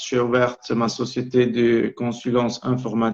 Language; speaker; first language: French; non-native, local second language; Italian